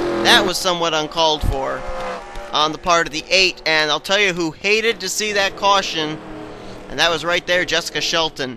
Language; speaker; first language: English; native; English